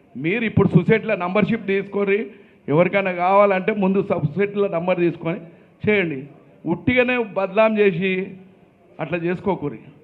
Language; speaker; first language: Telugu; native; Telugu